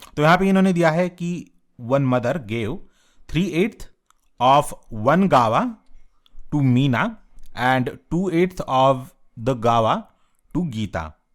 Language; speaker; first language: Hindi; non-native, local second language; Marathi